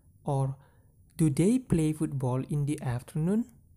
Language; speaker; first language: English; non-native, fluent; Indonesian